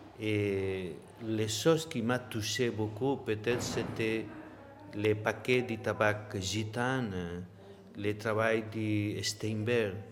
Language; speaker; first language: French; non-native, learner; Spanish